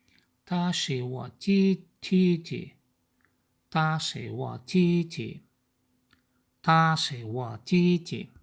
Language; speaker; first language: Chinese; non-native, learner; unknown